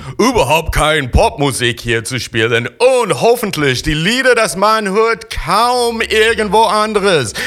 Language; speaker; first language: German; non-native, learner; English